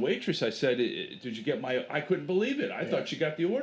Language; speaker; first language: English; native; English